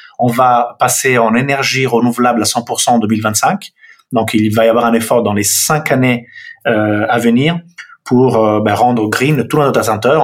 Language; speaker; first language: French; non-native, fluent; Italian